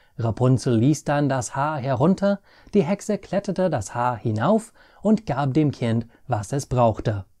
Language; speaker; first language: German; non-native, fluent; English